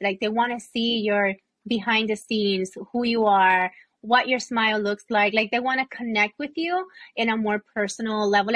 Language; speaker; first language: English; non-native, fluent; Spanish